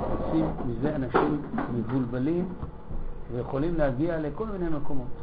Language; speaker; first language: Hebrew; native; Hebrew